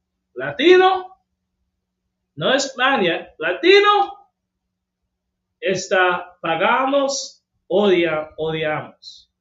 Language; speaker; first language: Spanish; non-native, learner; English